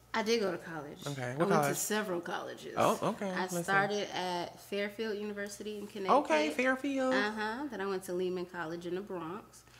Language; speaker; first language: English; native; English